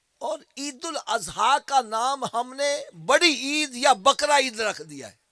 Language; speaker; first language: Urdu; non-native, local second language; Punjabi